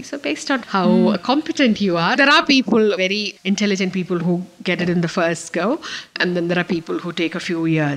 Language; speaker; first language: English; non-native, local second language; Malayalam